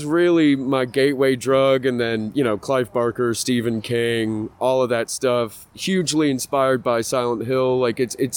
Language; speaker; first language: English; native; English